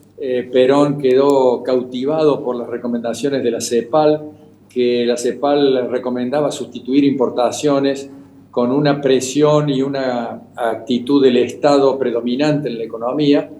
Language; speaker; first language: Spanish; native; Spanish